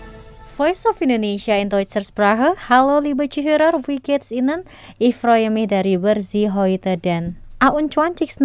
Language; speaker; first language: German; non-native, fluent; Indonesian